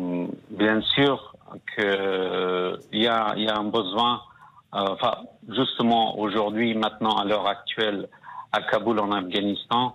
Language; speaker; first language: French; non-native, fluent; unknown